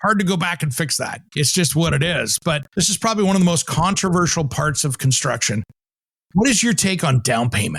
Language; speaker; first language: English; native; English